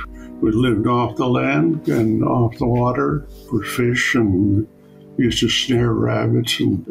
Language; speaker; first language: English; non-native, fluent; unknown